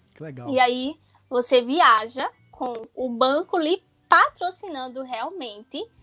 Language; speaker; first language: Portuguese; native; Portuguese